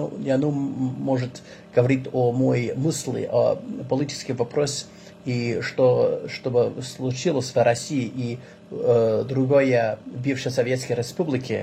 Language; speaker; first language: Russian; non-native, learner; English